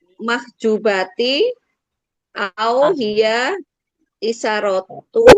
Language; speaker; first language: Arabic; non-native, learner; Indonesian